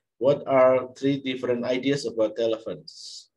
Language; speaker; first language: English; non-native, fluent; Indonesian